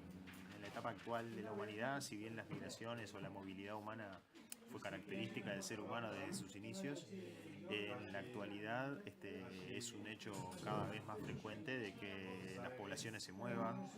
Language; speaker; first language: Spanish; native; Spanish